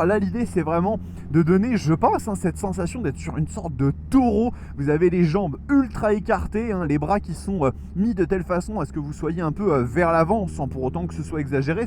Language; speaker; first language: French; native; French